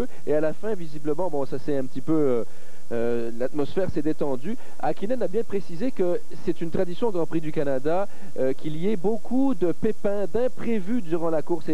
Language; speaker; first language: French; native; French